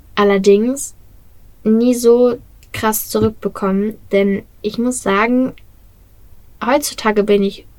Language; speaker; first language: German; native; German